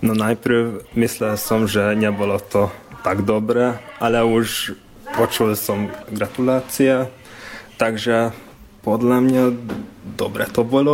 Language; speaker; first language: Slovak; non-native, local second language; Hungarian